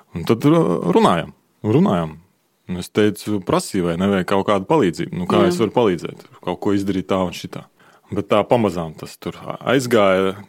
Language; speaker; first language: Latvian; non-native, local second language; Russian